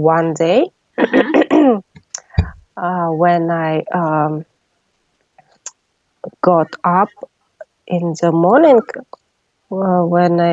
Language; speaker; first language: English; non-native, learner; Russian